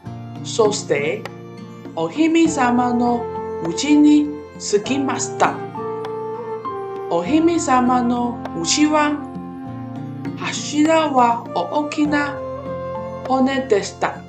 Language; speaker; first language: Japanese; non-native, learner; Malay